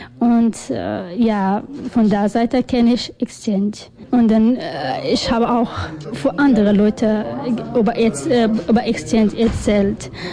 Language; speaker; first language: German; non-native, learner; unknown